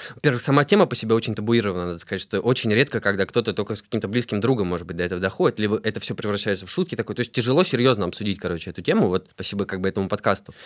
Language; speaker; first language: Russian; native; Russian